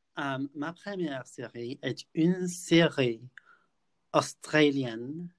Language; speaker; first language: French; non-native, fluent; English